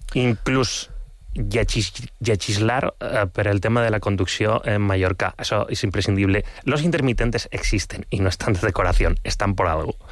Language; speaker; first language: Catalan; non-native, local second language; Spanish